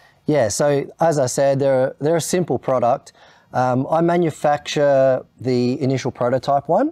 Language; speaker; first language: English; native; English